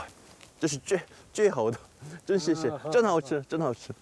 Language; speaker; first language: Chinese; non-native, learner; Korean